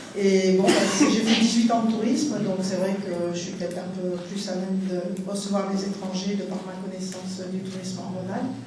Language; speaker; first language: French; native; French